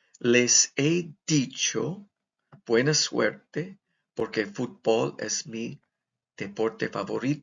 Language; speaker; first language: Spanish; non-native, fluent; English